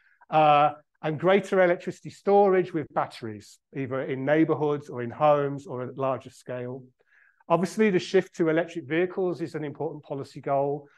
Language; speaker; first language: English; native; English